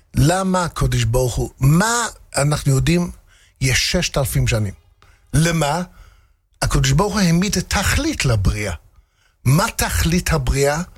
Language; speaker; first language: Hebrew; non-native, fluent; English